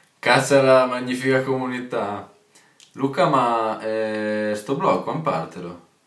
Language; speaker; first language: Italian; native; Italian